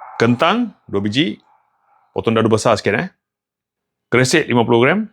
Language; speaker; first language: Malay; non-native, local second language; Tamil